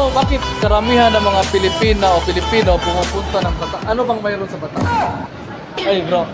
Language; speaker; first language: Filipino; non-native, local second language; Cebuano